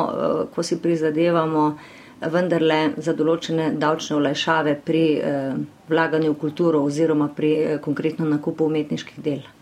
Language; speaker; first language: Slovenian; native; Slovenian